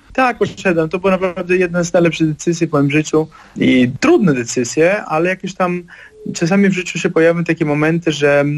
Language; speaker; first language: Polish; non-native, fluent; Italian